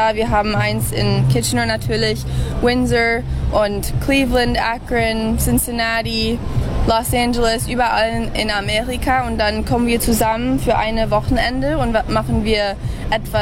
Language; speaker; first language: German; early bilingual, heritage; English